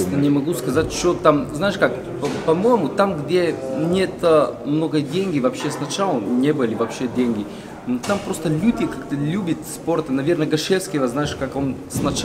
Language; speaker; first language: Russian; non-native, learner; Bulgarian